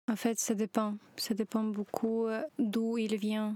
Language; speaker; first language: French; non-native, learner; Ukrainian